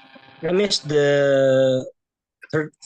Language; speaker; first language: English; non-native, learner; Indonesian